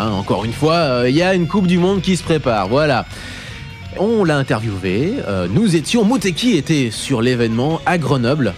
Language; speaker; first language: French; native; French